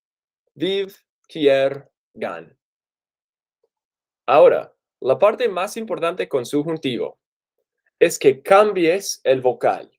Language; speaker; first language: Spanish; non-native, fluent; English